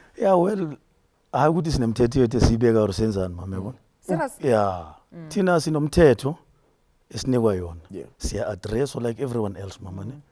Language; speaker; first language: Zulu; native; Zulu